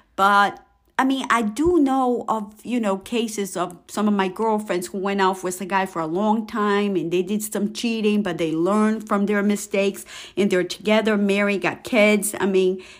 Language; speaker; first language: English; non-native, fluent; Portuguese